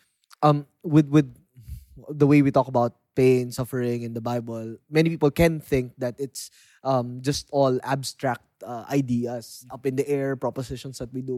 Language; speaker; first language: English; non-native, local second language; Filipino